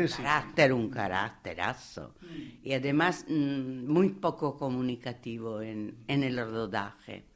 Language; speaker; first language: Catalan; non-native, fluent; Italian